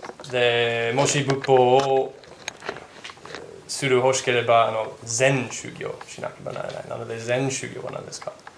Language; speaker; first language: Japanese; non-native, fluent; English